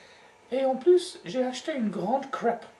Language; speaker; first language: French; non-native, learner; English